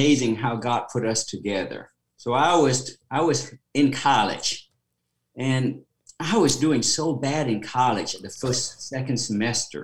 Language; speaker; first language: English; non-native, fluent; Khmer